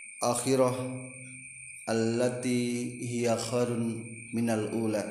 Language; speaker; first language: Arabic; non-native, fluent; Indonesian